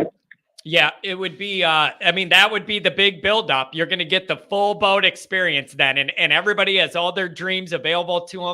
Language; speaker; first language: English; native; English